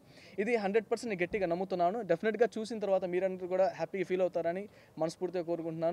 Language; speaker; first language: Telugu; native; Telugu